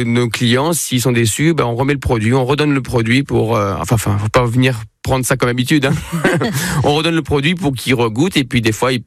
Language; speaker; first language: French; native; French